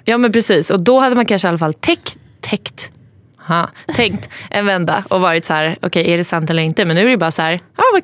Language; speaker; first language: Swedish; native; Swedish